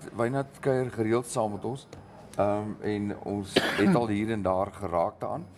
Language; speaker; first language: Afrikaans; native; Afrikaans